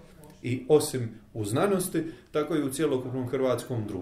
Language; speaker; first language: Serbian; native; Serbian